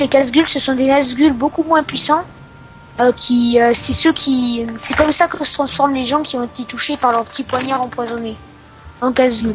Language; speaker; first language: French; native; French